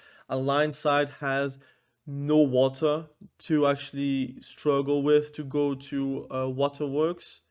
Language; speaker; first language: English; non-native, fluent; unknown